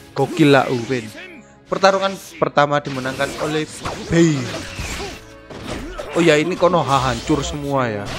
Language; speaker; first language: Indonesian; native; Indonesian